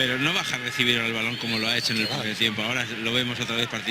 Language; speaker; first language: Spanish; native; Spanish